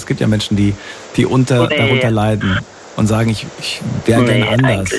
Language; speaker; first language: German; native; German